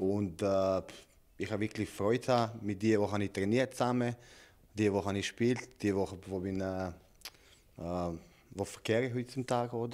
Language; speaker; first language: German; non-native, learner; Serbian